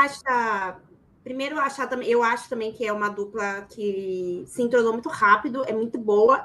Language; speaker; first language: Portuguese; native; Portuguese